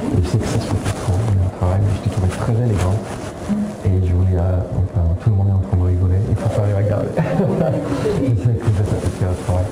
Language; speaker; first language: French; native; French